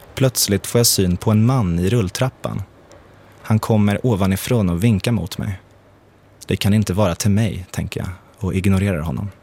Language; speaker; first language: Swedish; native; Swedish